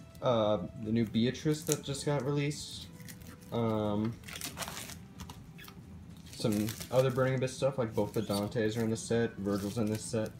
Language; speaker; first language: English; native; English